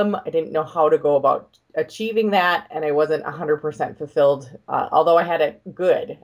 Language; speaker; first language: English; native; English